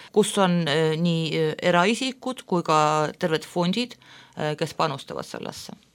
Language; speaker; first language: Estonian; non-native, local second language; Russian